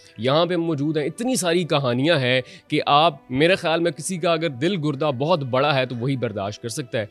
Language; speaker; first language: Urdu; native; Urdu